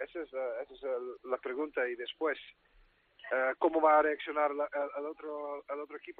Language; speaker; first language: Spanish; non-native, fluent; Dutch